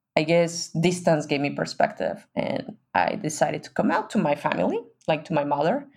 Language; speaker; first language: English; non-native, fluent; Spanish